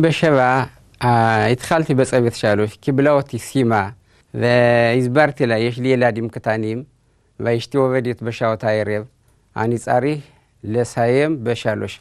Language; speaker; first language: Hebrew; non-native, fluent; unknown